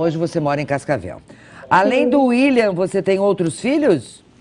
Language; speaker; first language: Portuguese; native; Portuguese